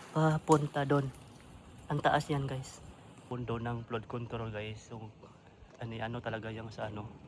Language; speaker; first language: Filipino; native; Filipino